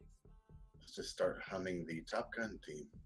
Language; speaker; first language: English; native; English